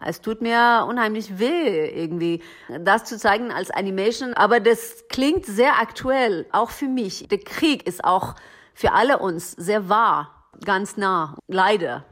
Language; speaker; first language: German; non-native, learner; Persian